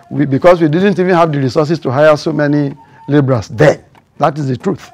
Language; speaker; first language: English; non-native, local second language; Yoruba